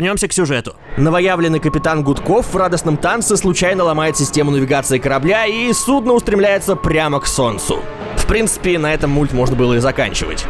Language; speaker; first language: Russian; native; Russian